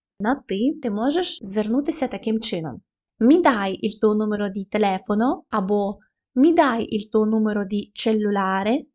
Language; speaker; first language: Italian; non-native, fluent; Ukrainian